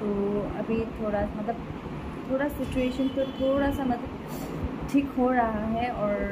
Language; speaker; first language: Hindi; non-native, local second language; Nepali